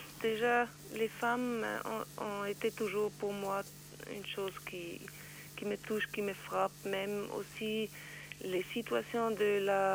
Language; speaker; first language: French; non-native, learner; Swiss German